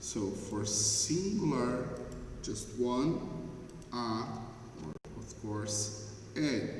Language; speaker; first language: English; non-native, fluent; Portuguese